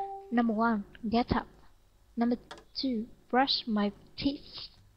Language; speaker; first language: English; non-native, fluent; Vietnamese